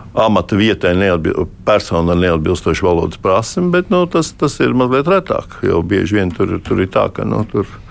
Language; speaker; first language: Latvian; native; Latvian